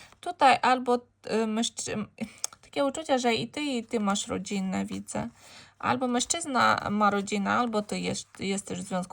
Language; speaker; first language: Polish; non-native, fluent; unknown